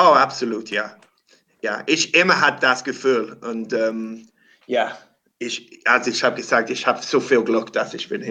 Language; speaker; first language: German; non-native, learner; English